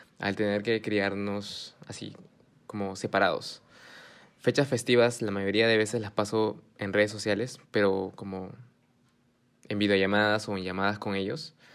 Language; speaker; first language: Spanish; early bilingual, heritage; Spanish